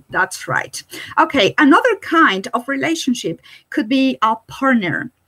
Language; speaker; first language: English; non-native, fluent; Spanish